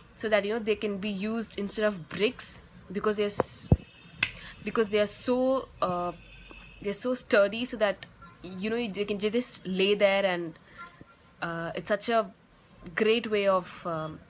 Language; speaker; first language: English; non-native, local second language; Tamil